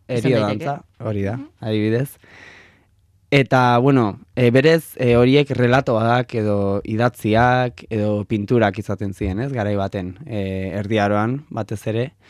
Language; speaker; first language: Basque; native; Basque